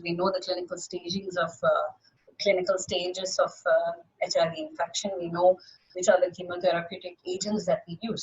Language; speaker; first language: English; non-native, local second language; Malayalam